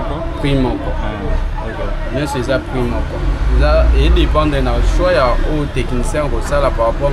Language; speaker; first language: French; non-native, local second language; Lingala